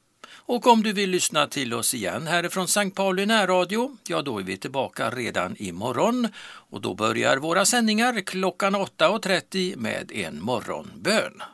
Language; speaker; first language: Swedish; native; Swedish